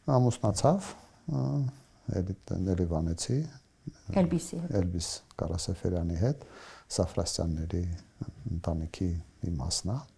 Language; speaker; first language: Armenian; native; Armenian